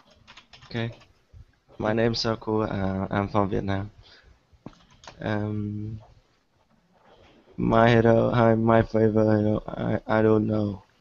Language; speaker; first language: English; non-native, learner; Vietnamese